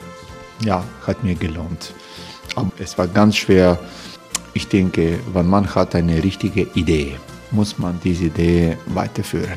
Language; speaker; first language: German; non-native, fluent; Croatian